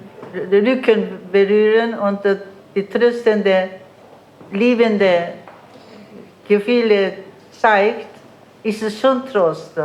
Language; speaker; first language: German; non-native, fluent; Korean